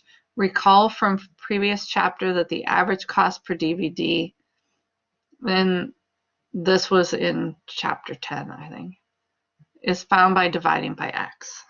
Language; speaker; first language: English; native; English